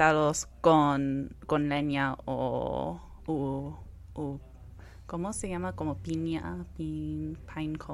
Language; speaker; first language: Spanish; non-native, fluent; English